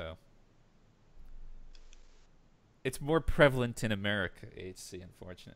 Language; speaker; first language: English; native; English